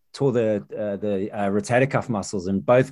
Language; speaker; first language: English; native; English